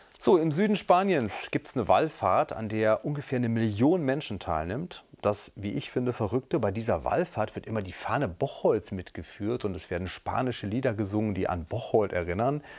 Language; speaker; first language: German; native; German